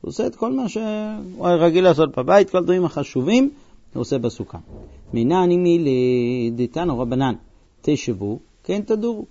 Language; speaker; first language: Hebrew; non-native, fluent; English